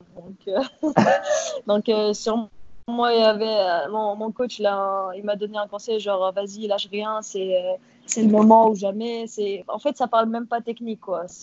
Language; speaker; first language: French; non-native, local second language; Arabic